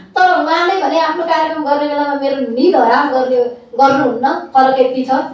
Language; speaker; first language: Nepali; native; Nepali